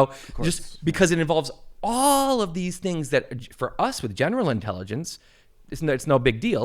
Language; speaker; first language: English; native; English